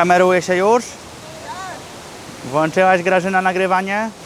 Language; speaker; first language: Polish; native; Polish